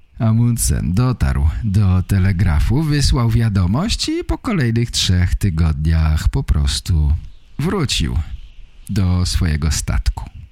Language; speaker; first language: Polish; native; Polish